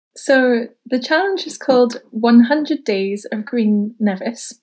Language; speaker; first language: English; native; English